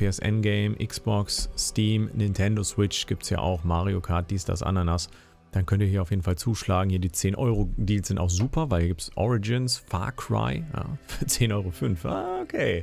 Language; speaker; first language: German; native; German